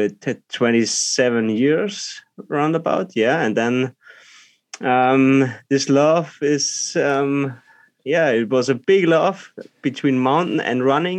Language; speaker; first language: English; non-native, learner; German